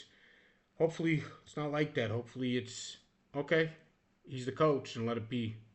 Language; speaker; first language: English; native; English